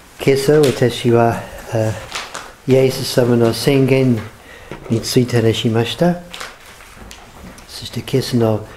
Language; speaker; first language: Japanese; non-native, fluent; English